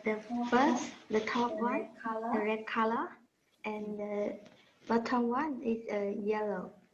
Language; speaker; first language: English; non-native, learner; Khmer